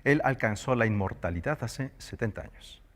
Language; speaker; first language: Spanish; native; Spanish